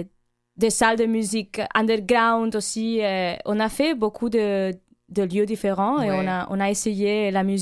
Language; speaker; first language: French; non-native, fluent; Catalan